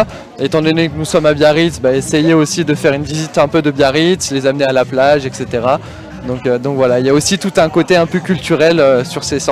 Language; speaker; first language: French; native; French